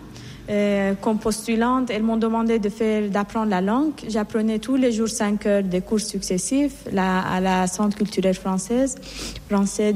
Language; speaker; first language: French; non-native, fluent; Assyrian Neo-Aramaic